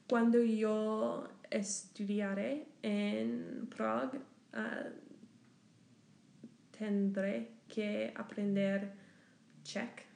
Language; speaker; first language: Spanish; non-native, learner; English